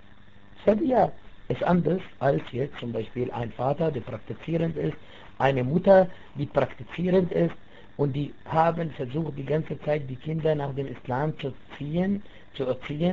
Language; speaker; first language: German; non-native, fluent; Arabic